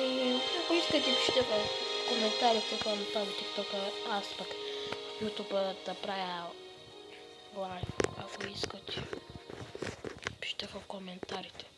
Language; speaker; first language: Bulgarian; non-native, local second language; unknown